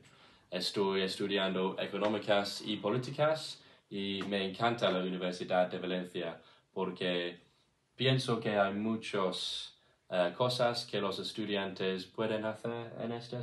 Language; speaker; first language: Spanish; non-native, learner; English